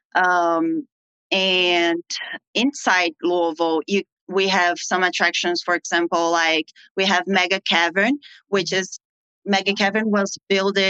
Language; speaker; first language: English; non-native, fluent; Portuguese